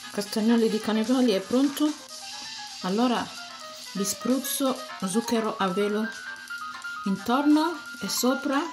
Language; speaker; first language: Italian; non-native, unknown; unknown